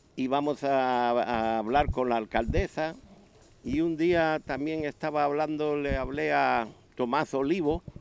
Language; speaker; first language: Spanish; native; Spanish